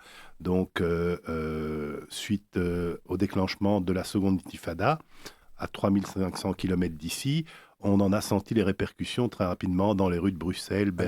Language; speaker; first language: French; native; French